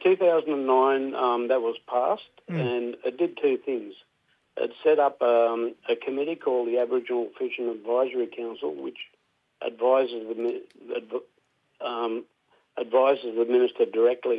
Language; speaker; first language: English; native; English